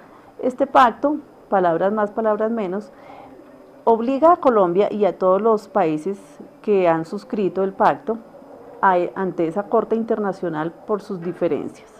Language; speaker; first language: Spanish; native; Spanish